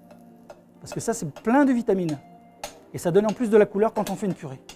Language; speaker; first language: French; native; French